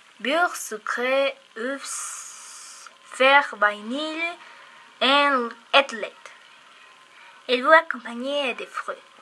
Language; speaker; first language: French; non-native, learner; Spanish